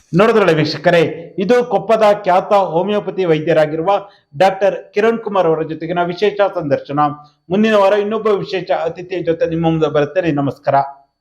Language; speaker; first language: Kannada; native; Kannada